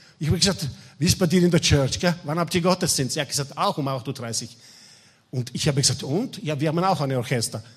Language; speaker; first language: German; non-native, fluent; Italian